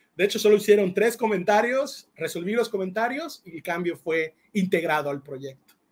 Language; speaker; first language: Spanish; native; Spanish